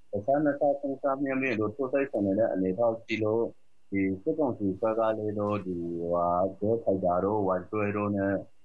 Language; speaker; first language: Burmese; native; Burmese